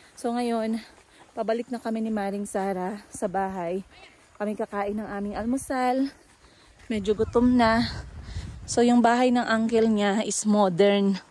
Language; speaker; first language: Filipino; non-native, local second language; Cebuano